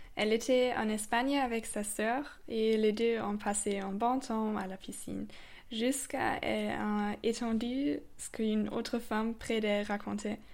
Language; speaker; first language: French; non-native, fluent; German